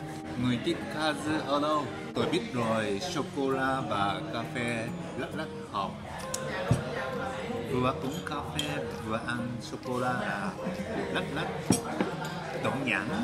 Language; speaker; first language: Vietnamese; non-native, learner; Japanese